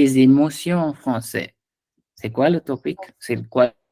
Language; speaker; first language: French; non-native, fluent; Hindi